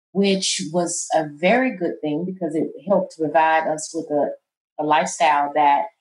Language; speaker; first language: English; native; English